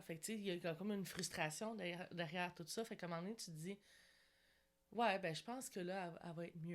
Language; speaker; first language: French; native; French